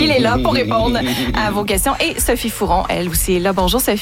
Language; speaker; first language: French; native; French